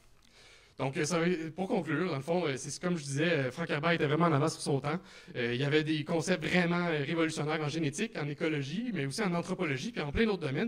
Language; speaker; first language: French; native; French